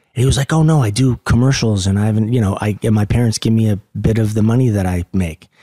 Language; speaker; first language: English; native; English